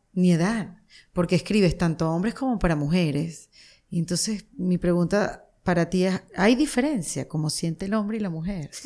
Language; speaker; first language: Spanish; native; Spanish